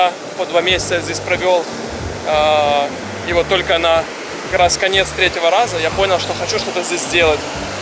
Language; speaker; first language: Russian; native; Russian